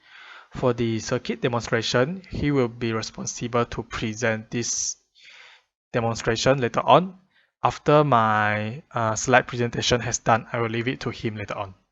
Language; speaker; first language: English; non-native, fluent; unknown